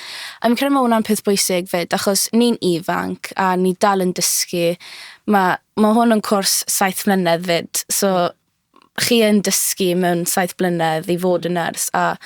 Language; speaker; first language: Welsh; native; Welsh